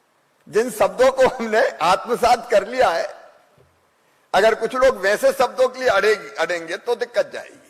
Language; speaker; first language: Hindi; native; Hindi